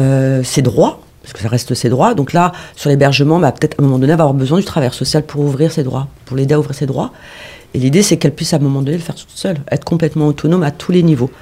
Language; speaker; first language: French; native; French